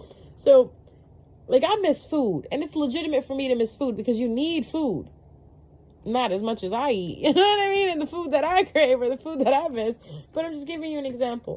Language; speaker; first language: English; native; English